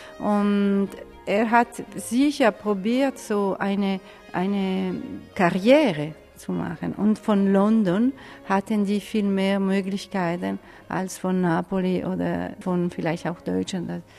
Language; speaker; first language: German; non-native, fluent; Italian